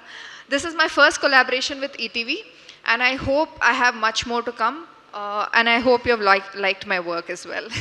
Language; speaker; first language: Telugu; non-native, learner; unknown